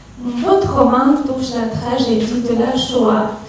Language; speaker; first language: French; non-native, fluent; Georgian